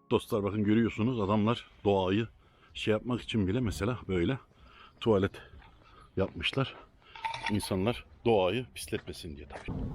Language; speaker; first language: Turkish; early bilingual, heritage; Turkish